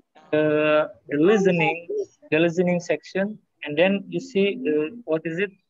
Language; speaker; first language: English; non-native, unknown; Indonesian